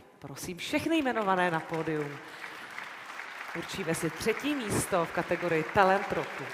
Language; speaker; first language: Czech; native; Czech